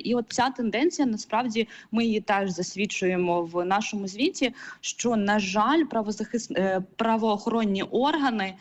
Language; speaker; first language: Ukrainian; native; Ukrainian